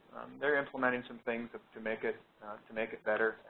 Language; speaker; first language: English; native; English